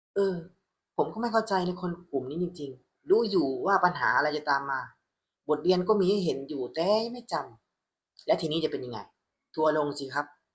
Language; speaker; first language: Thai; native; Thai